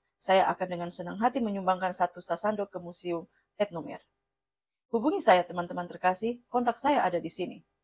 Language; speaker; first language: Indonesian; non-native, fluent; Russian